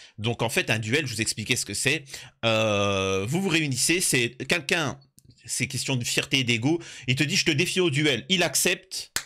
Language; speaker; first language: French; native; French